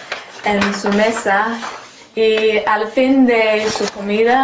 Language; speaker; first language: Spanish; non-native, learner; English